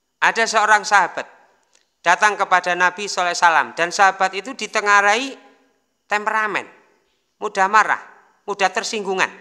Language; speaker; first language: Indonesian; non-native, local second language; Javanese